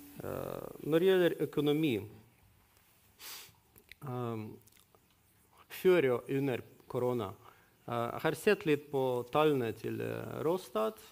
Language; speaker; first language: Norwegian; non-native, fluent; Russian